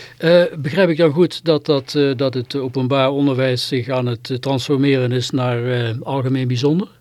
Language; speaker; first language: Dutch; native; Dutch